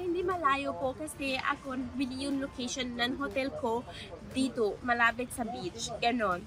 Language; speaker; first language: Filipino; non-native, learner; Arabic